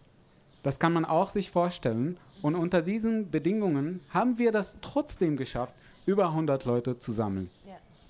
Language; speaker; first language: German; non-native, fluent; Arabic